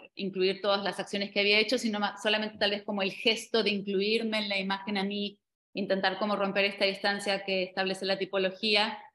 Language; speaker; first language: Spanish; native; Spanish